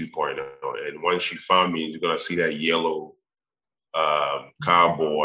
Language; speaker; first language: English; non-native, local second language; Igbo